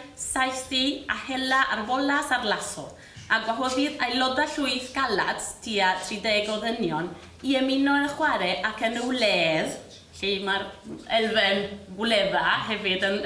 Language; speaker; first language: Welsh; non-native, fluent; Spanish